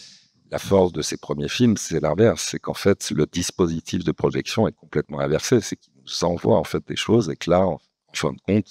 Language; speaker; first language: French; native; French